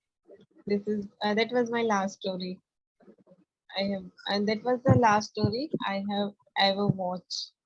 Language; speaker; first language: English; non-native, learner; Hindi